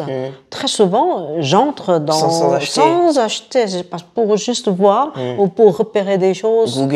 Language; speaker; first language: French; non-native, fluent; Korean